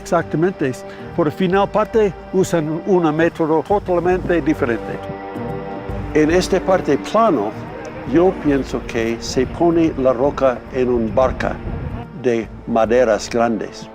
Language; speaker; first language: Spanish; non-native, fluent; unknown